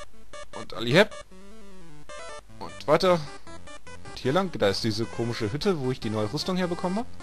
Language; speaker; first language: German; native; German